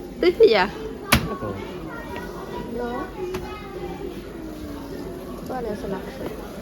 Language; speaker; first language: Finnish; non-native, learner; Thai